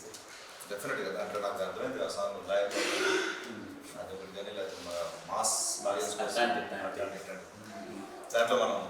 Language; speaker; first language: Telugu; native; Telugu